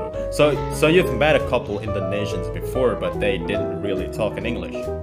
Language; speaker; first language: English; non-native, fluent; Indonesian